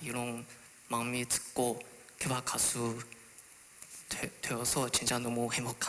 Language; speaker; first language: Korean; non-native, learner; Chinese